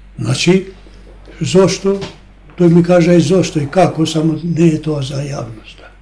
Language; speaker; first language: Macedonian; non-native, local second language; Albanian